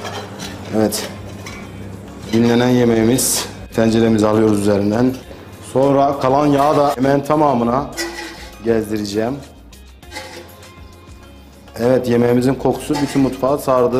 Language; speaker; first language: Turkish; native; Turkish